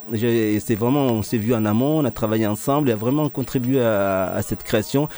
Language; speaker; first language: French; early bilingual, other home language; Ngazidja Comorian